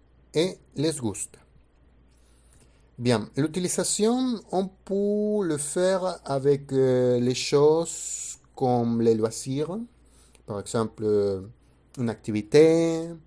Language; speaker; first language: French; non-native, fluent; Spanish